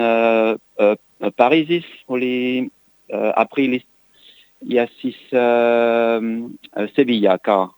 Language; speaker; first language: Estonian; non-native, learner; French